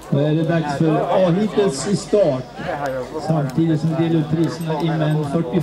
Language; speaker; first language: Swedish; native; Swedish